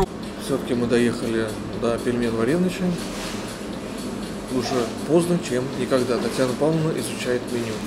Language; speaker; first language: Russian; native; Russian